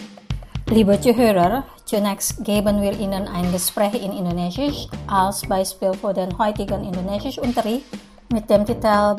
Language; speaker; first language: German; non-native, fluent; Indonesian